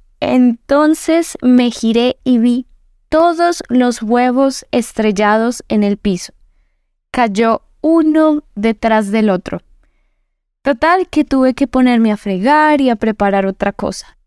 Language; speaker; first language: Spanish; native; Spanish